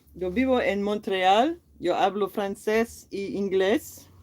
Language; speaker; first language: Spanish; non-native, learner; English